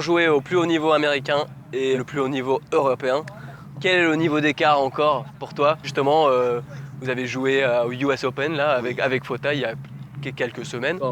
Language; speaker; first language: French; native; French